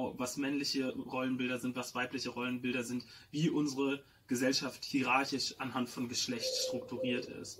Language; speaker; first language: German; native; German